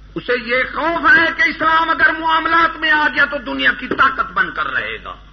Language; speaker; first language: Urdu; non-native, local second language; Punjabi